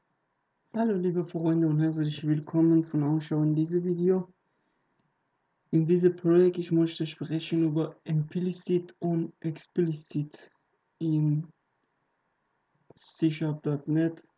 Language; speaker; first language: German; non-native, learner; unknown